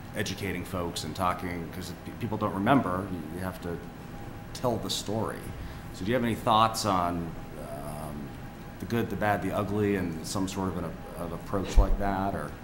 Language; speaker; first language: English; native; English